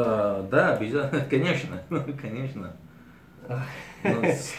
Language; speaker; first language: Russian; early bilingual, heritage; Arabic